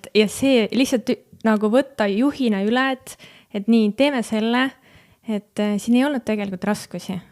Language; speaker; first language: Estonian; native; Estonian